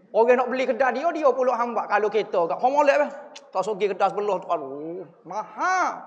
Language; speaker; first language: Malay; native; Malay